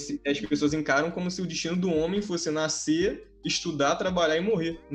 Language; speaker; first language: Portuguese; native; Portuguese